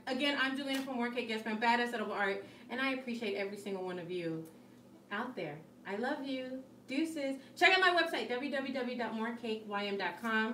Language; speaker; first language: English; native; English